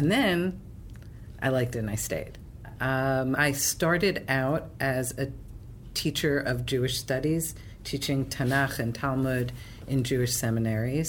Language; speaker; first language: English; native; English